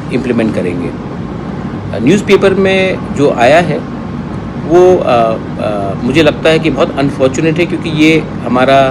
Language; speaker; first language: Hindi; non-native, local second language; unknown